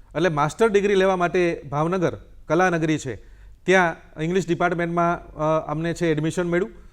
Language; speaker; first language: Gujarati; native; Gujarati